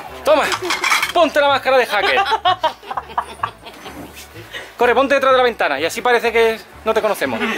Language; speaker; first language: Spanish; native; Spanish